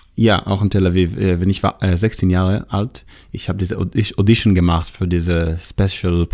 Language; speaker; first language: German; non-native, learner; Hebrew